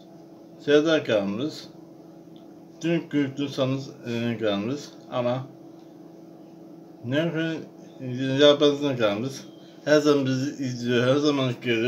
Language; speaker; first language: Turkish; non-native, learner; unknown